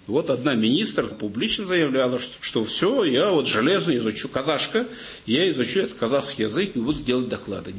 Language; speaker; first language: Russian; non-native, local second language; Kazakh